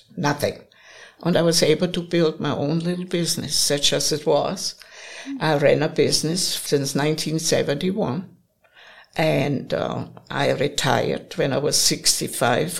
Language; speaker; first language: English; non-native, fluent; German